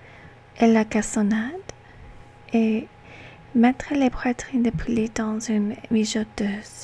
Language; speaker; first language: French; non-native, learner; English